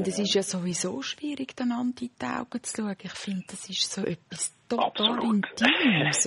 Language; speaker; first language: German; native; German